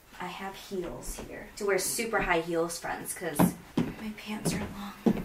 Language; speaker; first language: English; early bilingual, other home language; Vietnamese